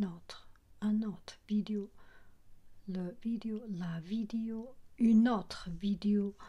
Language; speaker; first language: French; non-native, learner; Chinese